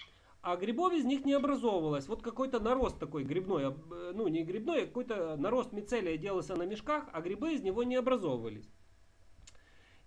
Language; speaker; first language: Russian; native; Russian